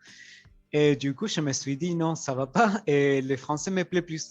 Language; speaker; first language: French; non-native, fluent; Spanish